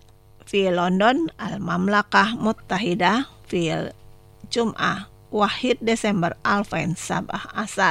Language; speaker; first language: Arabic; non-native, fluent; Indonesian